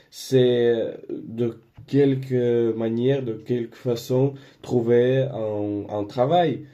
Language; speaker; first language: French; non-native, learner; Spanish